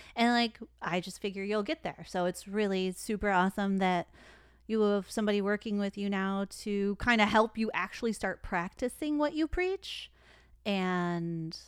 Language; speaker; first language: English; native; English